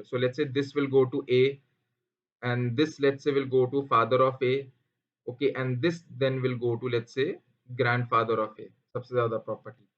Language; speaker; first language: English; non-native, local second language; Hindi